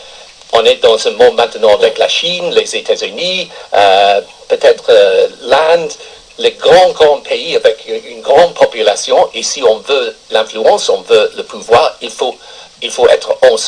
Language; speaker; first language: French; non-native, fluent; English